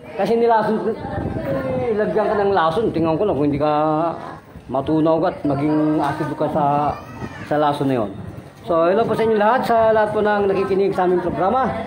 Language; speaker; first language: Filipino; non-native, local second language; Cebuano